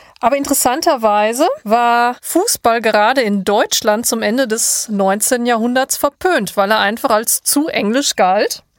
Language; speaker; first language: German; native; German